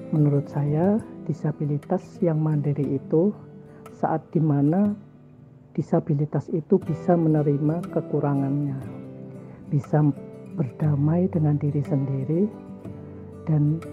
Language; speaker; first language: Indonesian; native; Indonesian